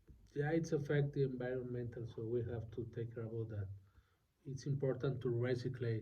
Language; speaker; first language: English; non-native, learner; Spanish